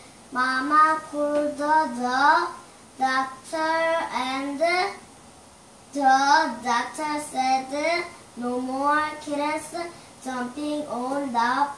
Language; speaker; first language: English; non-native, learner; Korean